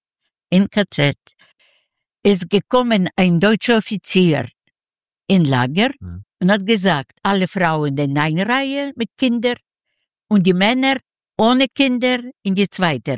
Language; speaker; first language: German; non-native, learner; Yiddish